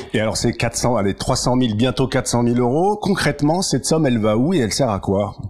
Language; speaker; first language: French; native; French